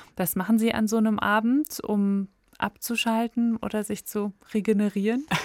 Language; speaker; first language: German; native; German